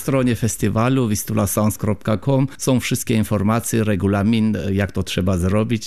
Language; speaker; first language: Polish; non-native, fluent; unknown